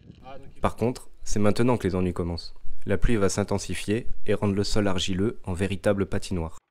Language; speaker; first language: French; native; French